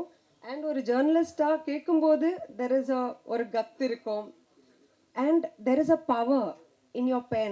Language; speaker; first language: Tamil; non-native, fluent; Kannada